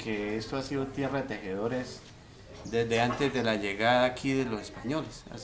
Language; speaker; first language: Spanish; native; Spanish